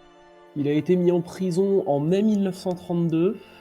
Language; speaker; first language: French; native; French